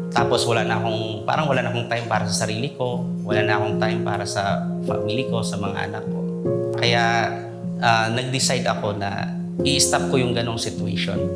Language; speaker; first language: Filipino; native; Filipino